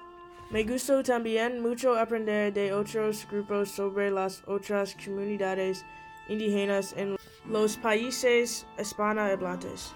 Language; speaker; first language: Spanish; non-native, fluent; English